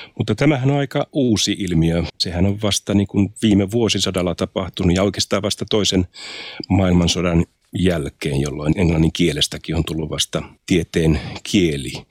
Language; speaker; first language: Finnish; native; Finnish